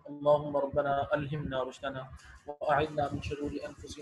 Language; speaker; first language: Arabic; non-native, fluent; Urdu